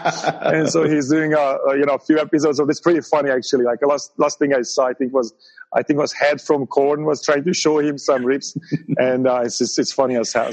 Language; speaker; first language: English; non-native, fluent; Hungarian